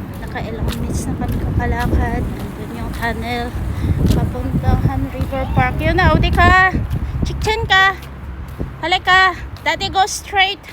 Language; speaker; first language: Filipino; native; Filipino